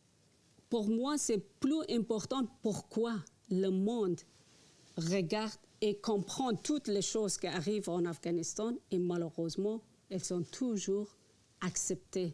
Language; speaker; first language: French; non-native, learner; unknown